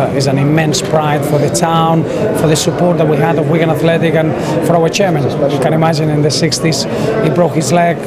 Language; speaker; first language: English; non-native, fluent; Spanish